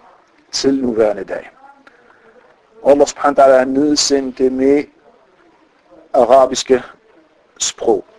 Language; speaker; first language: Danish; non-native, fluent; Arabic